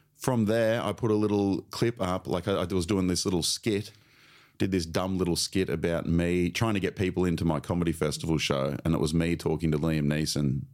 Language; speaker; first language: English; native; English